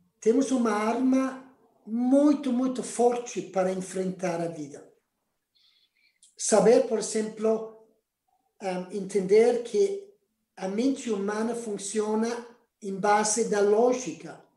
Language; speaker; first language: Portuguese; non-native, fluent; Spanish